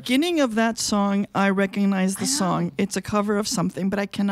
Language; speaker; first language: English; non-native, fluent; Spanish